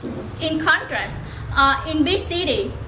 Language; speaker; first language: English; non-native, learner; Vietnamese